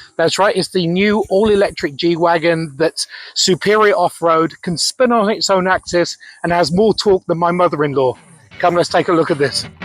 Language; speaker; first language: English; native; English